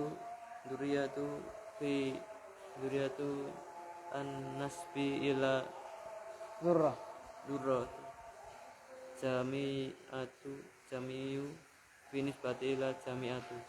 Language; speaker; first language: Arabic; non-native, learner; Indonesian